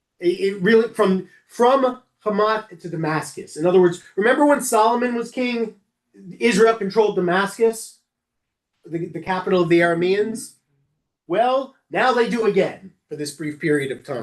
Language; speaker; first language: English; native; English